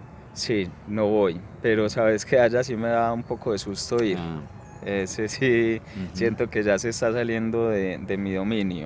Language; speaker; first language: Spanish; native; Spanish